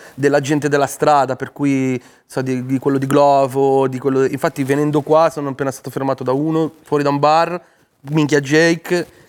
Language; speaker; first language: Italian; native; Italian